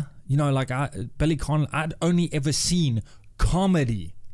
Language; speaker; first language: English; native; English